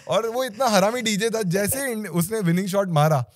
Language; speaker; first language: Hindi; non-native, local second language; Marathi